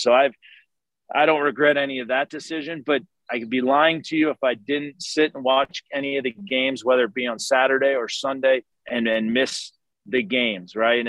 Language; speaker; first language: English; native; English